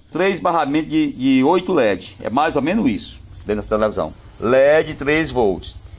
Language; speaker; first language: Portuguese; native; Portuguese